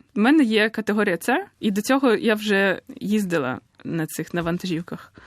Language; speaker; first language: Ukrainian; native; Ukrainian